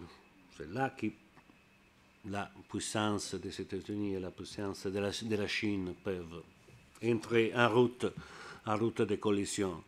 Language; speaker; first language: French; non-native, learner; Italian